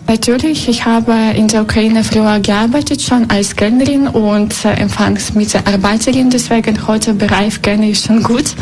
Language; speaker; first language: German; non-native, learner; Russian